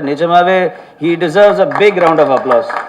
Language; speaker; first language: Tamil; native; Tamil